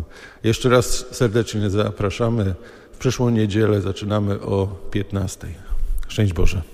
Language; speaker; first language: Polish; native; Polish